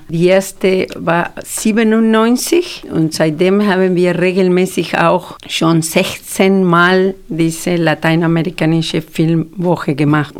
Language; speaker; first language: German; non-native, fluent; Spanish